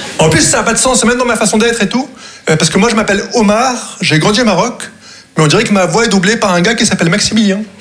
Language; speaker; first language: French; non-native, local second language; Arabic